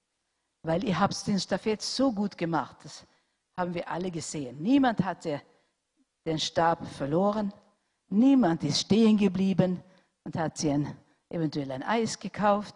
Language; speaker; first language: German; non-native, fluent; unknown